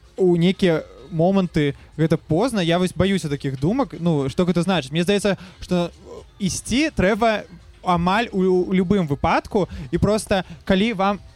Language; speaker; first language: Belarusian; non-native, local second language; Russian